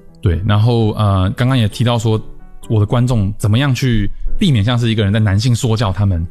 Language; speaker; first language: Chinese; native; Chinese